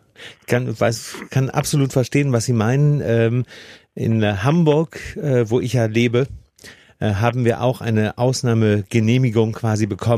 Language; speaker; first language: German; native; German